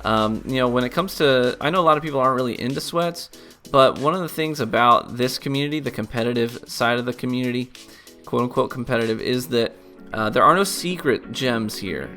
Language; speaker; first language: English; native; English